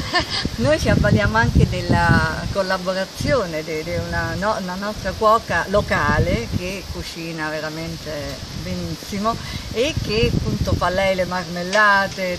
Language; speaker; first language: Italian; native; Italian